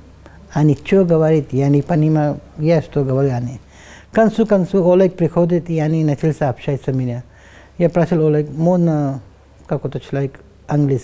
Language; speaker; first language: Russian; non-native, learner; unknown